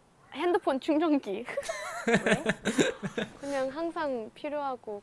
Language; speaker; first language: Korean; non-native, fluent; Thai